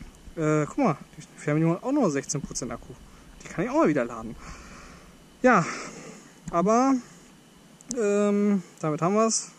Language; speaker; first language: German; native; German